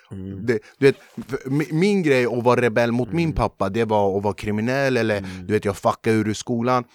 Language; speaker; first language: Swedish; early bilingual, other home language; Kurdish